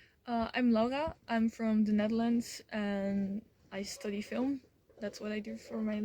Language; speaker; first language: English; non-native, fluent; Dutch